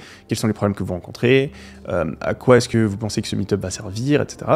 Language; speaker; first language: French; native; French